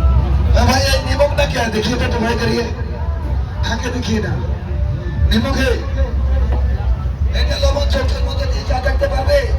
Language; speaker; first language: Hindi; non-native, local second language; Bangla